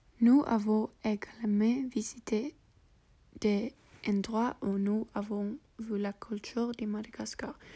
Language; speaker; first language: French; non-native, learner; English